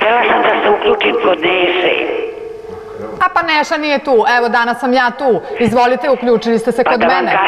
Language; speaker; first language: Serbian; native; Serbian